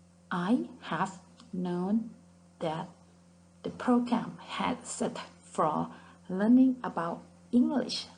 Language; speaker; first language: English; non-native, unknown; Thai